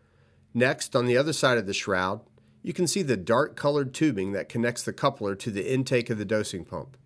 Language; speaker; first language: English; native; English